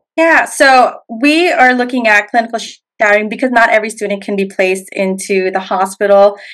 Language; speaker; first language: English; native; English